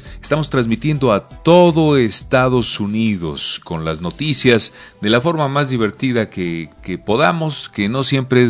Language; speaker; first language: Spanish; native; Spanish